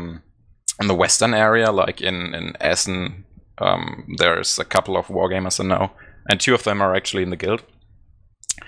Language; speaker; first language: English; non-native, fluent; German